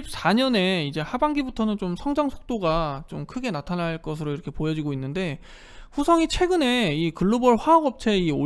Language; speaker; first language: Korean; native; Korean